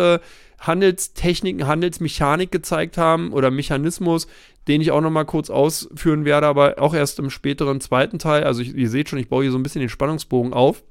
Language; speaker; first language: German; native; German